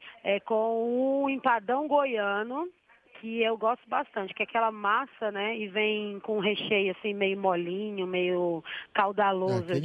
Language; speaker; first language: Portuguese; native; Portuguese